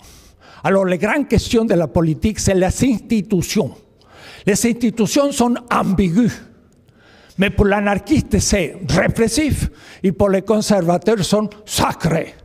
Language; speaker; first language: French; non-native, fluent; Spanish